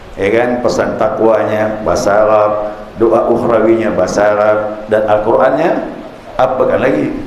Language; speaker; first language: Malay; native; Malay